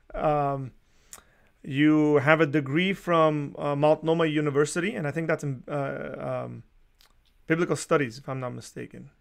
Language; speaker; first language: English; early bilingual, other home language; Armenian